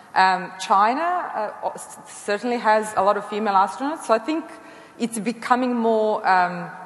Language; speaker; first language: English; non-native, fluent; Serbian